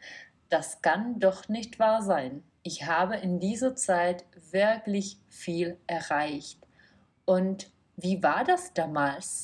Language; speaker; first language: German; non-native, fluent; Czech